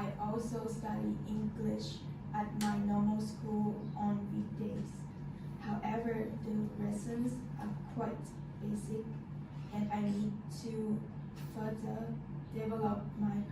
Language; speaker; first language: English; non-native, fluent; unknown